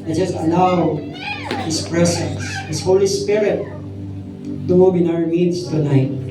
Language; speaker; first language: English; non-native, local second language; Filipino